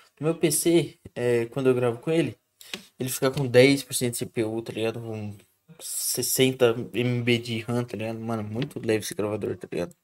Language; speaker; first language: Portuguese; native; Portuguese